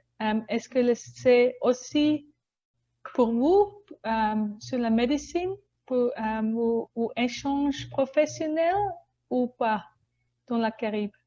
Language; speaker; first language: French; non-native, learner; Spanish